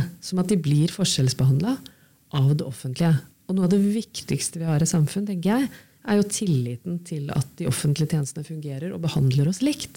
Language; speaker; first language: Norwegian; native; Norwegian